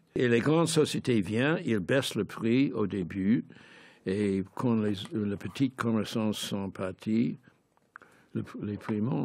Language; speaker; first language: French; non-native, fluent; English